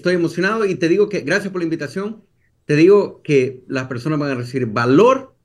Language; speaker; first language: Spanish; native; Spanish